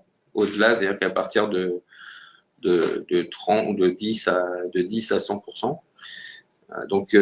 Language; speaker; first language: French; native; French